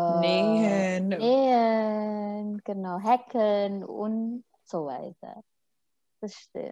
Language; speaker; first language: German; non-native, fluent; Indonesian